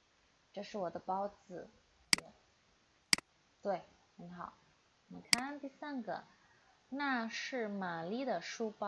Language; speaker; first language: Chinese; non-native, fluent; Indonesian